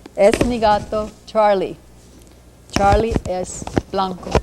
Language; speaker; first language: Spanish; non-native, learner; English